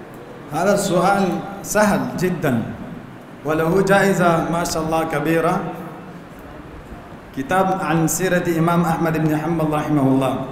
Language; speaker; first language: Arabic; non-native, fluent; Urdu